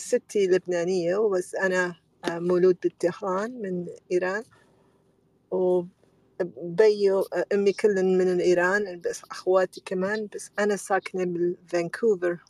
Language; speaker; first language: Arabic; non-native, learner; Persian